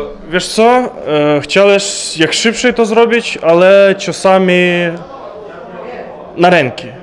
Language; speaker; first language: Polish; non-native, learner; Ukrainian